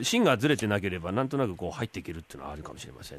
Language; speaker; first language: Japanese; native; Japanese